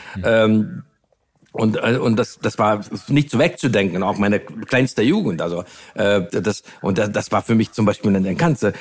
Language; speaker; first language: German; non-native, fluent; Hungarian